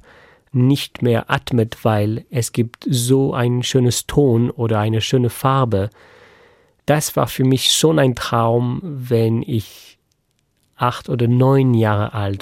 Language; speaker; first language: German; non-native, fluent; French